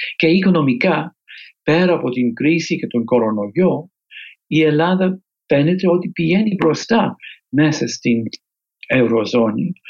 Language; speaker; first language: Greek; non-native, fluent; English